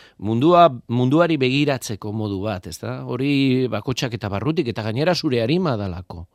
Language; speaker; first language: Basque; non-native, local second language; Spanish